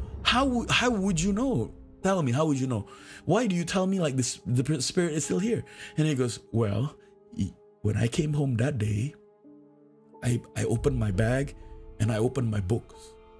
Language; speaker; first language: English; non-native, fluent; Indonesian